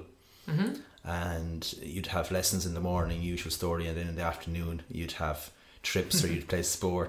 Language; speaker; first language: English; native; English